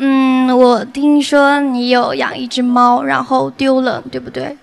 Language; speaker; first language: Chinese; native; Chinese